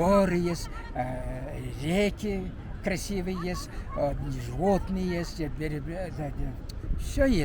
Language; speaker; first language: Russian; non-native, fluent; Mongolian